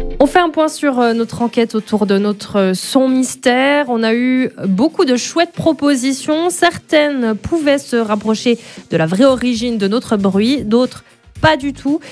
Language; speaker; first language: French; native; French